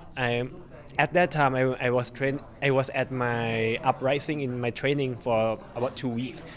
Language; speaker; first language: English; non-native, learner; Thai